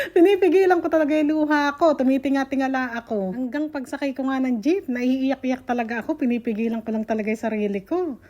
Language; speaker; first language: Filipino; native; Filipino